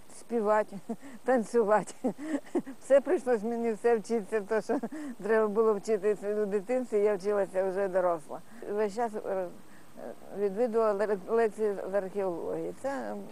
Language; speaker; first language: Ukrainian; non-native, local second language; Russian